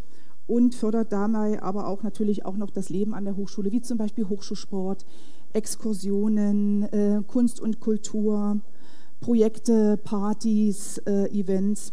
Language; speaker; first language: German; native; German